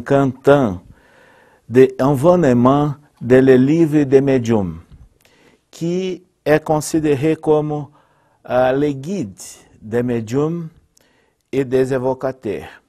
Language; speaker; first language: French; non-native, learner; Portuguese